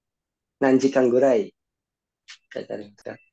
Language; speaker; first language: Japanese; non-native, learner; Indonesian